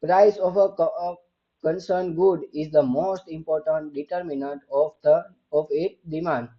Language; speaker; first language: English; non-native, local second language; Gujarati